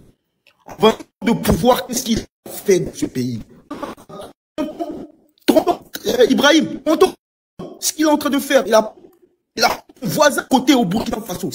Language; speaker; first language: French; non-native, local second language; Ewe